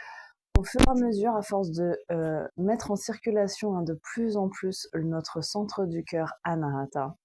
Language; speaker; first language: French; native; French